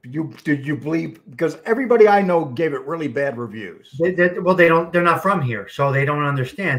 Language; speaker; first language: English; native; English